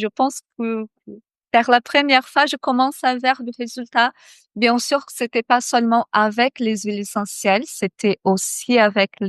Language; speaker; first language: French; non-native, fluent; Portuguese